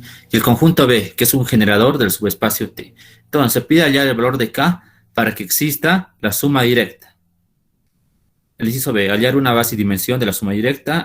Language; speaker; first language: Spanish; native; Spanish